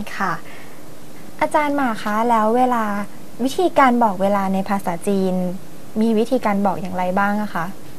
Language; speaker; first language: Thai; native; Thai